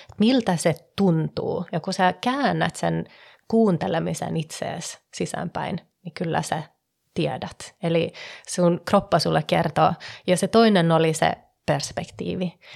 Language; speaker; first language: Finnish; early bilingual, heritage; Finnish